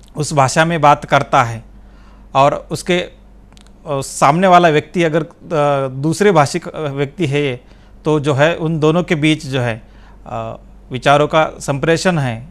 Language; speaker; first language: Hindi; non-native, local second language; Marathi